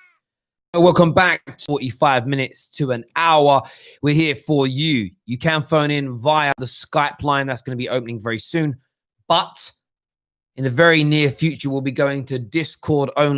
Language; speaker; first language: English; native; English